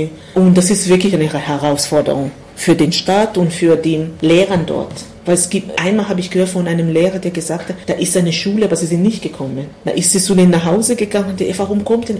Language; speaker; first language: German; non-native, fluent; Swahili